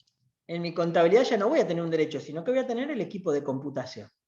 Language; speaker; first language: Spanish; native; Spanish